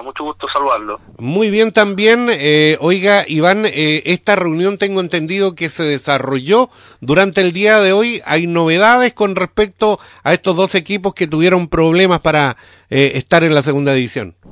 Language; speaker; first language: Spanish; native; Spanish